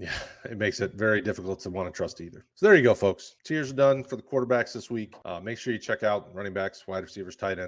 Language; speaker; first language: English; native; English